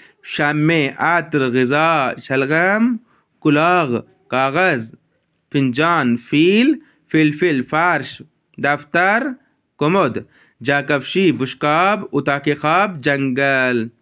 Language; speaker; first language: Persian; non-native, fluent; Urdu